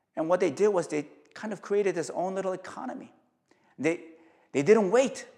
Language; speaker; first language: English; early bilingual, other home language; Korean